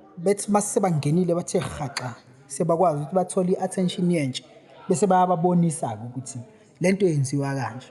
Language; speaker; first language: Zulu; native; Zulu